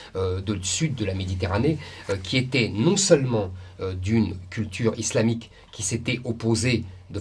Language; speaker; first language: French; native; French